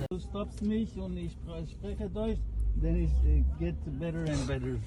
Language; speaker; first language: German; non-native, learner; Pashto